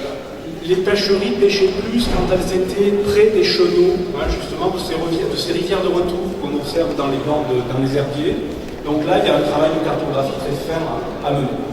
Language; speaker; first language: French; native; French